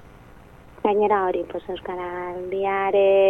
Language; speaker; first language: Basque; non-native, local second language; Spanish